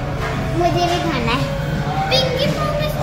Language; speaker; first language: Hindi; non-native, local second language; Bangla